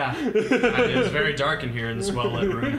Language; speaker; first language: English; native; English